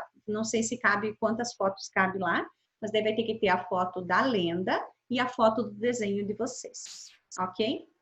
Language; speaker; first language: Portuguese; native; Portuguese